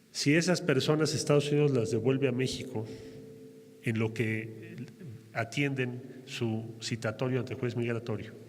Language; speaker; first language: Spanish; native; Spanish